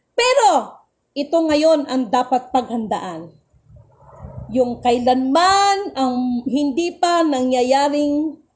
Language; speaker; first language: Filipino; non-native, local second language; Cebuano